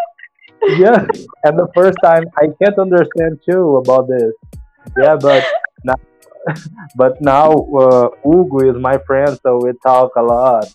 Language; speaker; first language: English; non-native, learner; Portuguese